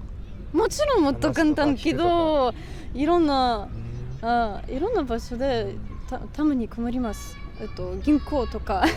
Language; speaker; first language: Japanese; non-native, learner; Russian